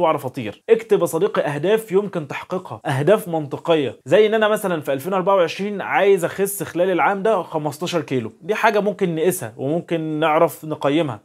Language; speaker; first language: Arabic; native; Arabic